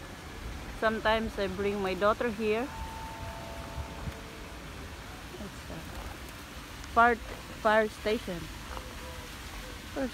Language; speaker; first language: English; non-native, local second language; Filipino